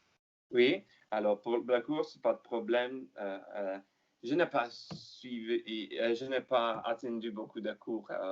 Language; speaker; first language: French; non-native, learner; Italian